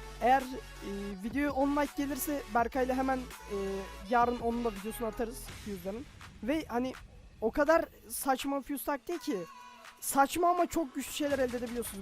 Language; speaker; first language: Turkish; native; Turkish